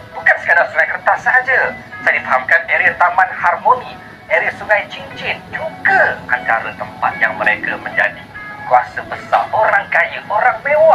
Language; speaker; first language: Malay; native; Malay